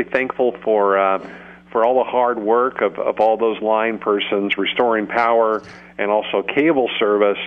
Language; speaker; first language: English; native; English